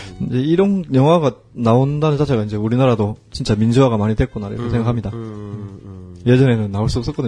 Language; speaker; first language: Korean; native; Korean